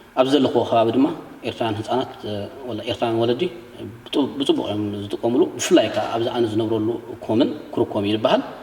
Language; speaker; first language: Tigrinya; native; Tigrinya